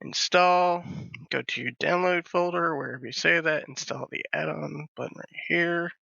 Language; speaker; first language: English; native; English